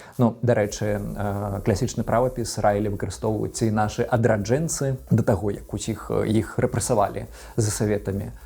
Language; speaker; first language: Belarusian; non-native, local second language; Russian